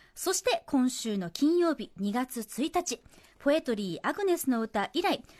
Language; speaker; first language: Japanese; native; Japanese